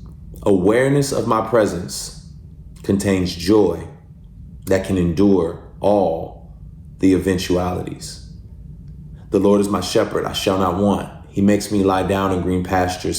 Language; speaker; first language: English; native; English